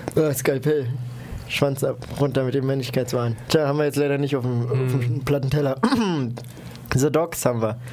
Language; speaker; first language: German; native; German